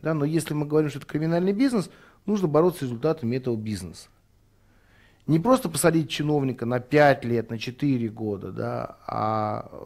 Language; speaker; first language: Russian; native; Russian